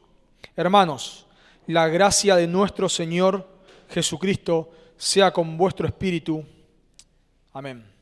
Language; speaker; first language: Spanish; native; Spanish